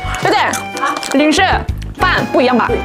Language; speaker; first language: Chinese; non-native, learner; Korean